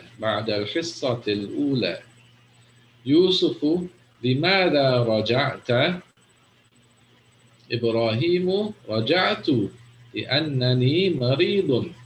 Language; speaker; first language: Arabic; non-native, fluent; English